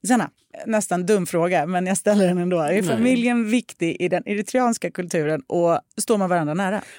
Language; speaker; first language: Swedish; early bilingual, other home language; Russian